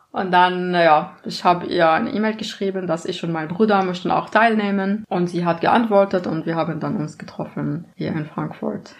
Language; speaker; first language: German; non-native, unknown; Arabic